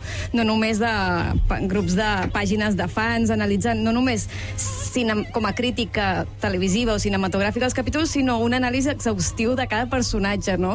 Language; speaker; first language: Catalan; native; Catalan